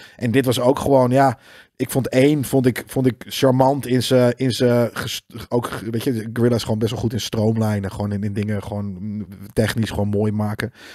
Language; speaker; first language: Dutch; native; Dutch